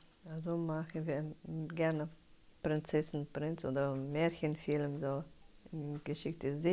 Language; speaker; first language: German; non-native, learner; Russian